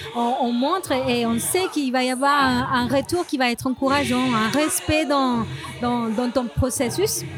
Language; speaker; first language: French; non-native, fluent; Spanish